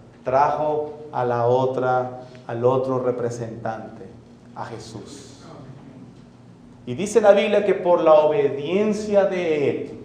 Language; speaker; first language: Spanish; native; Spanish